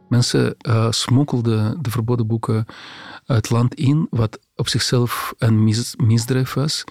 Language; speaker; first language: Dutch; non-native, fluent; Russian